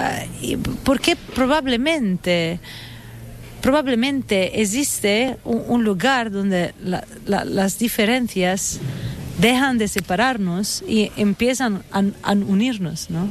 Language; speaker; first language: Spanish; non-native, fluent; Italian